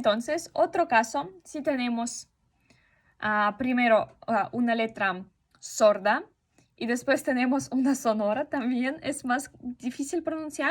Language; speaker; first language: Spanish; non-native, fluent; Russian